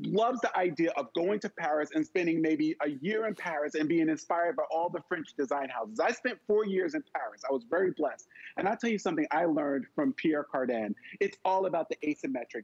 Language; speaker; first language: English; native; English